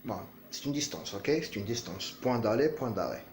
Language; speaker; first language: French; non-native, local second language; Arabic